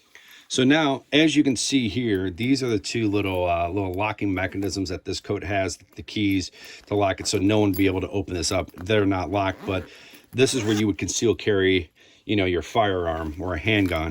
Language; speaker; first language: English; native; English